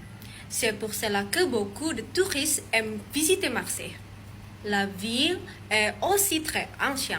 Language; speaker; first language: French; non-native, learner; Indonesian